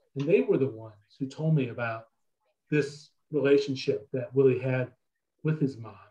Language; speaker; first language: English; native; English